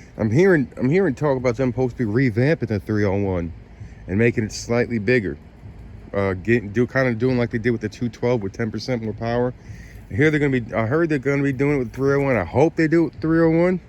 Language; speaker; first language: English; native; English